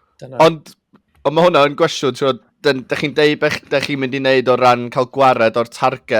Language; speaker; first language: Welsh; native; Welsh